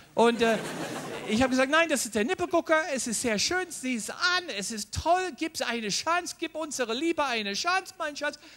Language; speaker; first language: German; non-native, fluent; English